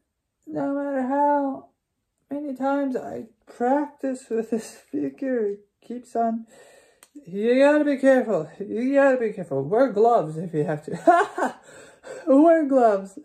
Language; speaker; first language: English; native; English